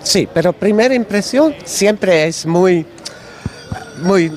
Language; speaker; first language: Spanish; non-native, learner; Dutch